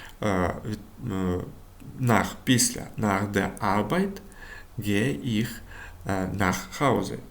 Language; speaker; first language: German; non-native, learner; Ukrainian